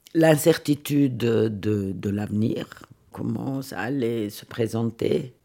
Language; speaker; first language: French; non-native, fluent; Swiss German